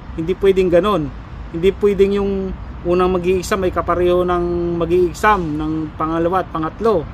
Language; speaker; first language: Filipino; native; Filipino